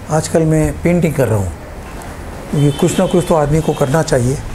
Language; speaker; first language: Hindi; non-native, local second language; Gujarati